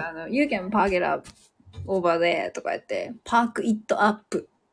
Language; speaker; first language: English; non-native, fluent; Japanese